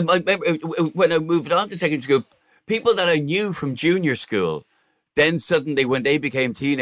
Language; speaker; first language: English; native; English